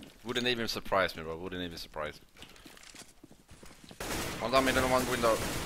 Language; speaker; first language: English; non-native, fluent; Swedish